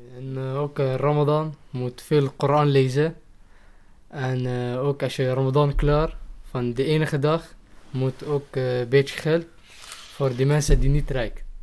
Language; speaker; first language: Dutch; non-native, learner; Arabic